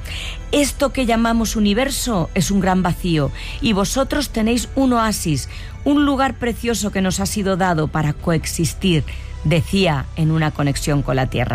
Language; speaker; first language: Spanish; native; Spanish